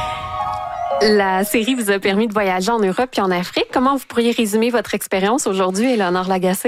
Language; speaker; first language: French; native; French